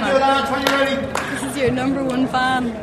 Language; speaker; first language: English; native; English